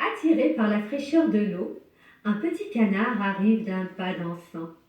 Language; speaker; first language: French; native; French